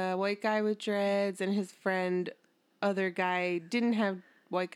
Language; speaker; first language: English; native; English